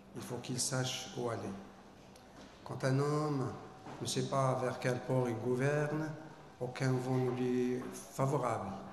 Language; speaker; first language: French; non-native, local second language; Arabic